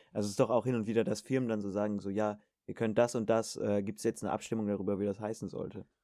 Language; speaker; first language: German; native; German